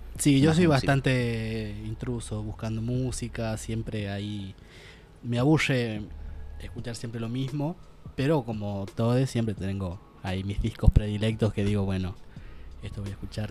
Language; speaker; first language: Spanish; native; Spanish